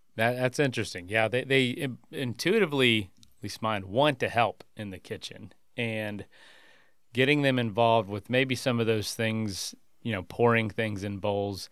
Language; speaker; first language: English; native; English